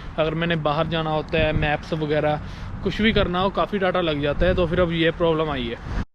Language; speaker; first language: Hindi; non-native, local second language; Punjabi